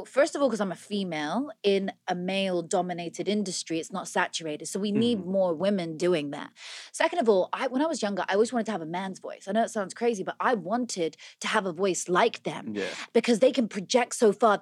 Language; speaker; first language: English; native; English